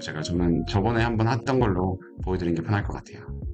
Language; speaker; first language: Korean; native; Korean